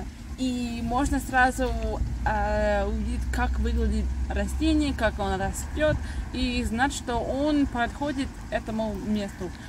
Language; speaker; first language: Russian; non-native, learner; English